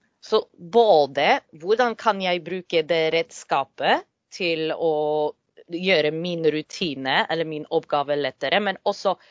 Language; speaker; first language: Norwegian; non-native, fluent; Polish